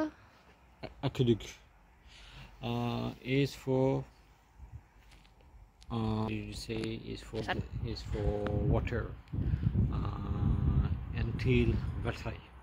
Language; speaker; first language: English; non-native, learner; French